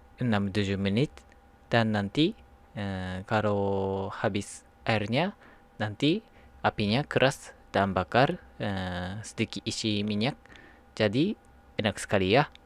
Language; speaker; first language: Indonesian; non-native, learner; Japanese